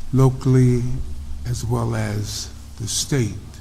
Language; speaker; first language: English; native; English